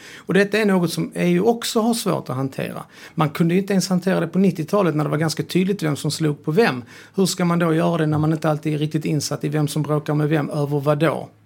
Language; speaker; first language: Swedish; early bilingual, other home language; Serbian